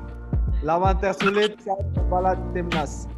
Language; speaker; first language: Indonesian; non-native, learner; Dutch